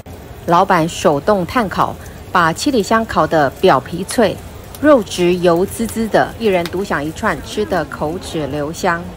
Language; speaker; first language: Chinese; native; Chinese